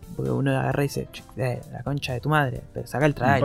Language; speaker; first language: Spanish; native; Spanish